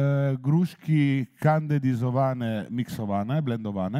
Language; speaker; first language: Polish; non-native, learner; Italian